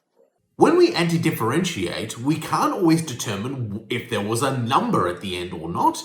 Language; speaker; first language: English; native; English